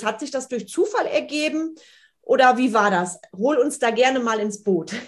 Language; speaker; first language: German; native; German